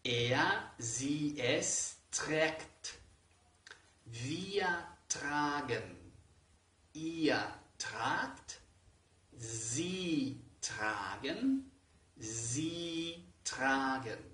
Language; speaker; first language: German; non-native, fluent; Spanish